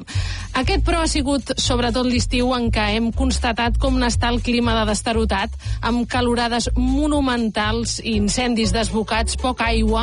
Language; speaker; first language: Catalan; native; Catalan